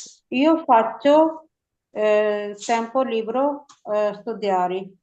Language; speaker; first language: Italian; non-native, learner; Urdu